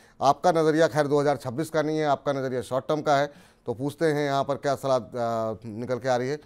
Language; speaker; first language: Hindi; native; Hindi